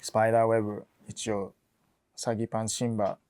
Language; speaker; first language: Japanese; early bilingual, other home language; English